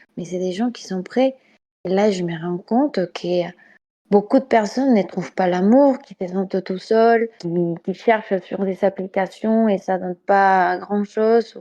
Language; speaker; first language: French; non-native, fluent; Spanish